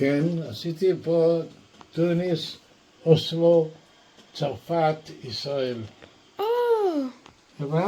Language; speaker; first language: Hebrew; non-native, fluent; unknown